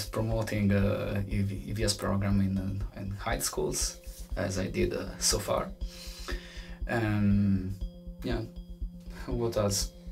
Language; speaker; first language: English; non-native, fluent; Italian